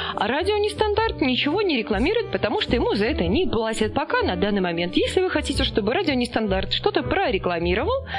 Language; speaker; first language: Russian; non-native, local second language; Belarusian